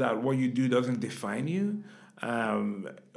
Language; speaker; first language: English; non-native, local second language; Yoruba